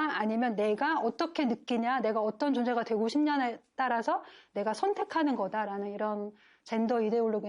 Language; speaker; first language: Korean; native; Korean